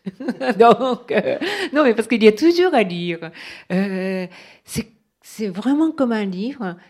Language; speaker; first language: French; non-native, fluent; Japanese